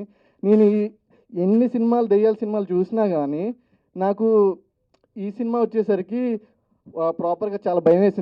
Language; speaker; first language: Telugu; native; Telugu